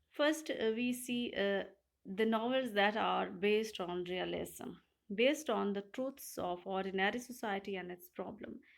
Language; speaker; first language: English; non-native, local second language; Urdu